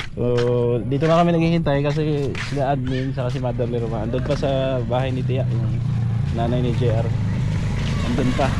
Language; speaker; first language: Filipino; non-native, local second language; Cebuano